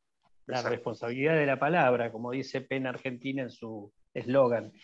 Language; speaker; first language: Spanish; native; Spanish